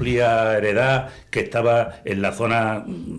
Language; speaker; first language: Spanish; native; Spanish